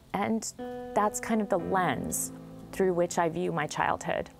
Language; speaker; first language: English; native; English